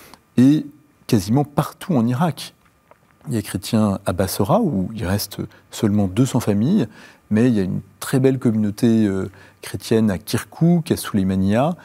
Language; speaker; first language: French; native; French